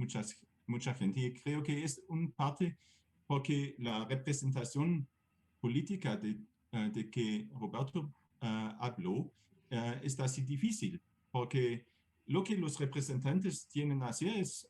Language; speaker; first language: Spanish; non-native, fluent; German